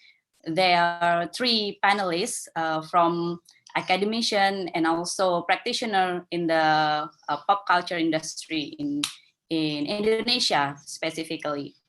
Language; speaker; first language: English; non-native, fluent; Indonesian